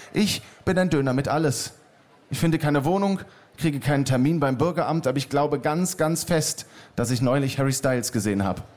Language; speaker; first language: German; native; German